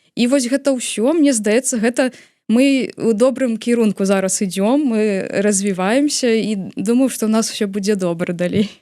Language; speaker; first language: Belarusian; native; Belarusian